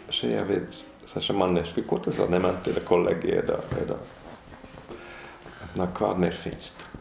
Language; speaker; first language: Icelandic; non-native, fluent; Hungarian